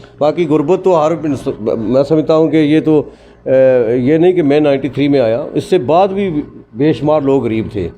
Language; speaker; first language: Urdu; non-native, local second language; Pahari-Potwari